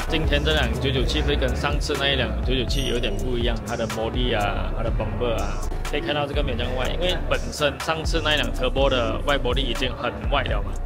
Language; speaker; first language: Chinese; native; Chinese